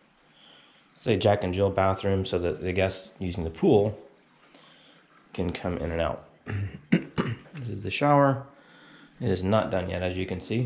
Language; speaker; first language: English; native; English